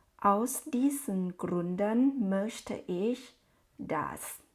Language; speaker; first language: German; non-native, fluent; Thai